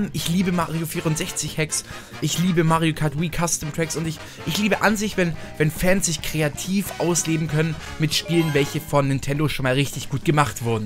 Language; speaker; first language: German; native; German